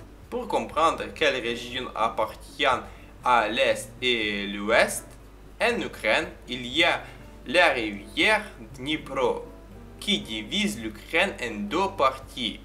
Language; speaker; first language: French; non-native, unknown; Ukrainian